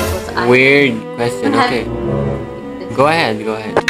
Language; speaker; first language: English; non-native, local second language; Filipino